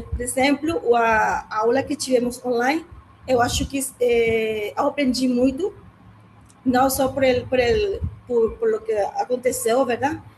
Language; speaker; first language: Portuguese; non-native, learner; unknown